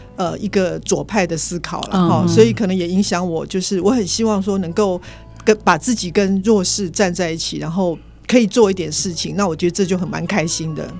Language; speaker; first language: Chinese; non-native, local second language; Min Nan Chinese